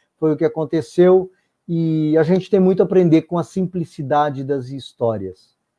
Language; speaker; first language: Portuguese; native; Portuguese